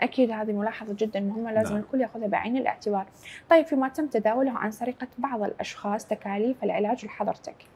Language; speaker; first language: Arabic; native; Arabic